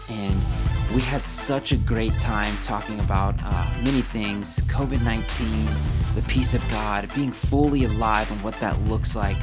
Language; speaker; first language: English; native; English